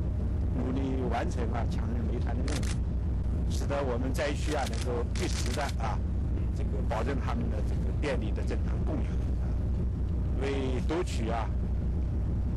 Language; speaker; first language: Chinese; native; Chinese